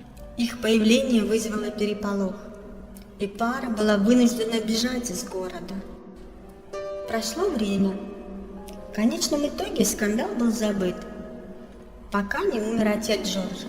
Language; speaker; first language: Russian; native; Russian